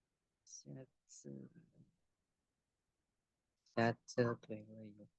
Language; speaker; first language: Chinese; non-native, learner; Indonesian